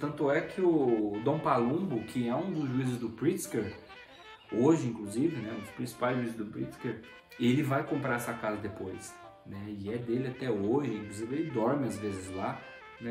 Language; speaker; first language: Portuguese; native; Portuguese